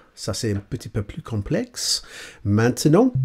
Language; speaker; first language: French; non-native, learner; English